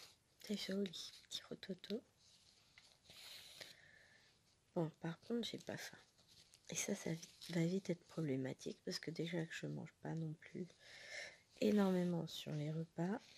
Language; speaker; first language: French; native; French